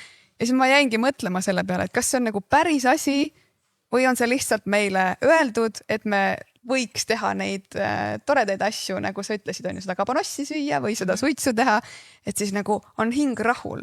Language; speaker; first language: Estonian; native; Estonian